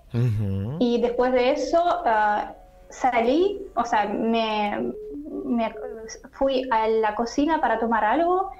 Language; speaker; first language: Spanish; non-native, learner; Russian